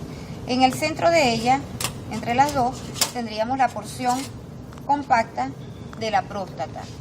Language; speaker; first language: Spanish; native; Spanish